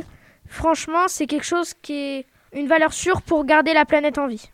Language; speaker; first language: French; native; French